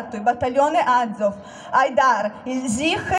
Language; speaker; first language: Italian; non-native, fluent; Russian